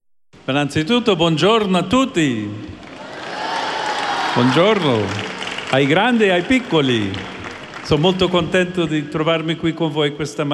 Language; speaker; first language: Italian; non-native, fluent; English